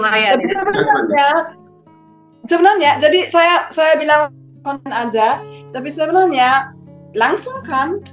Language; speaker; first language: Indonesian; non-native, fluent; German